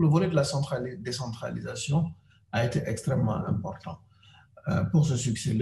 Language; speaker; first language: French; non-native, local second language; Wolof